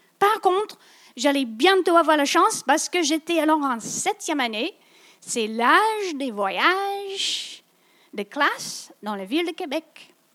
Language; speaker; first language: French; non-native, local second language; English